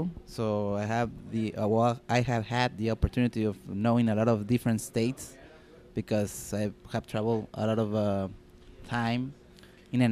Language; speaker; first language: English; non-native, fluent; Spanish